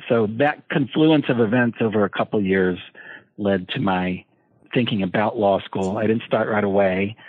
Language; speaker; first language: English; native; English